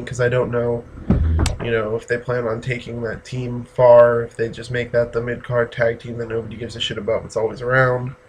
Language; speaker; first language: English; native; English